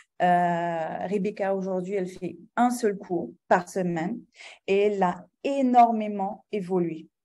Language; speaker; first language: French; non-native, local second language; Arabic